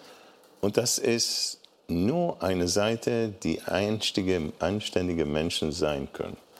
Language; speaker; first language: German; non-native, fluent; Hebrew